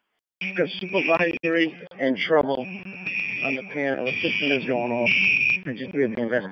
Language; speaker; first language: English; native; English